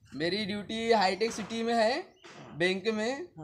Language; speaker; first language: Hindi; native; Hindi